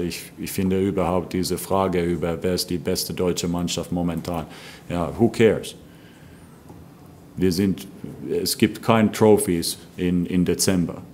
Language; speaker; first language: German; non-native, fluent; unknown